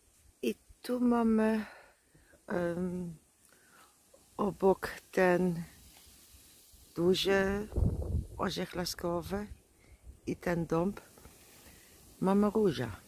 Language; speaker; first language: Polish; non-native, learner; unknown